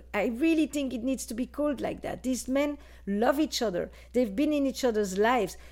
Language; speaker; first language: English; non-native, fluent; Dutch